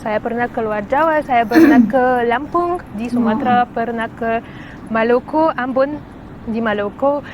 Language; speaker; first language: Indonesian; non-native, fluent; Arabic